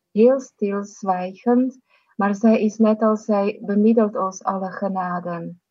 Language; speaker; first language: Dutch; non-native, fluent; Slovak